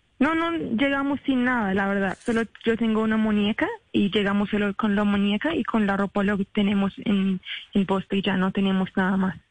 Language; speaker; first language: Spanish; non-native, learner; Arabic